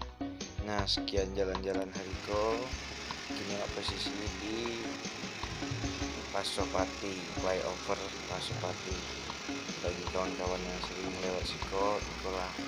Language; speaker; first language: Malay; non-native, local second language; Minangkabau